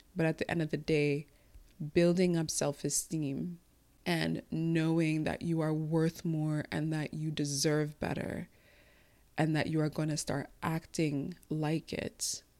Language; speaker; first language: English; early bilingual, other home language; Igbo